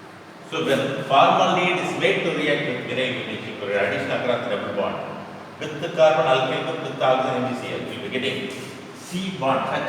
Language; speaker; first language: English; non-native, local second language; Tamil